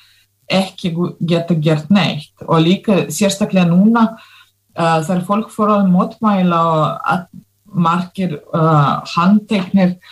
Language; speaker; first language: Icelandic; non-native, fluent; Russian